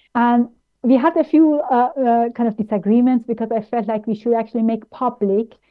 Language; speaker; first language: English; non-native, fluent; German